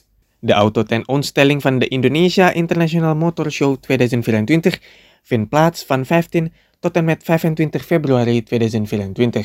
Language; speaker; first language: Dutch; non-native, fluent; Indonesian